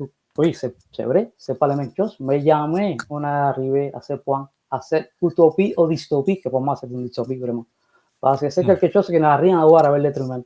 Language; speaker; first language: French; non-native, fluent; Spanish